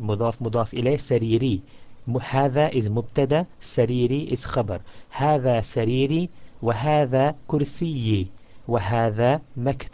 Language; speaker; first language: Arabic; non-native, fluent; English